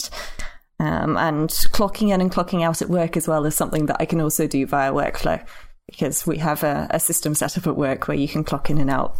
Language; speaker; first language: English; native; English